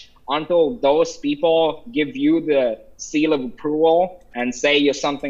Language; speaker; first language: English; non-native, local second language; Tamil